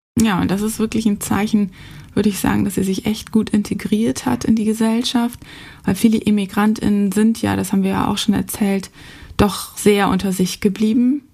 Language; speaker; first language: German; native; German